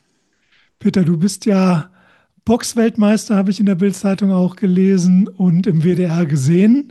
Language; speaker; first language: German; native; German